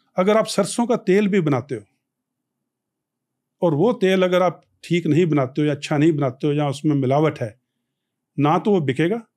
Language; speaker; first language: Hindi; non-native, local second language; Punjabi